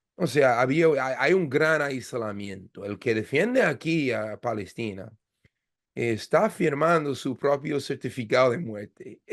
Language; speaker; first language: Spanish; non-native, fluent; English